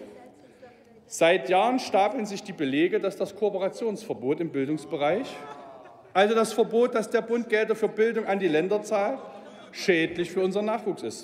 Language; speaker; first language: German; native; German